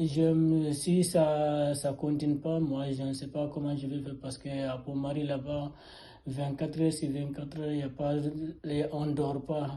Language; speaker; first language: French; non-native, learner; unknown